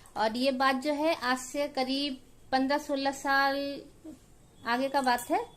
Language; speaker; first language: Hindi; non-native, local second language; Bangla